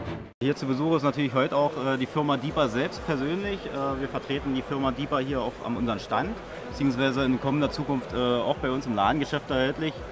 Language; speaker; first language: German; native; German